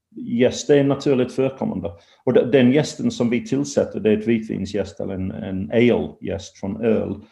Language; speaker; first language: Swedish; non-native, fluent; English